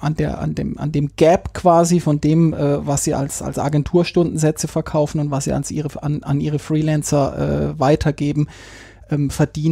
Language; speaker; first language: German; native; German